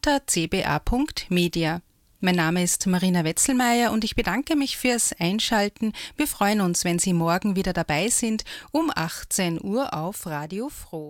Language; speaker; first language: German; native; German